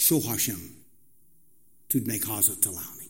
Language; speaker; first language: Hungarian; non-native, fluent; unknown